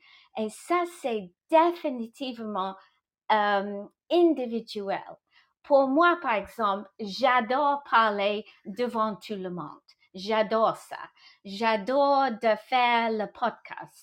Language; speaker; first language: French; non-native, fluent; English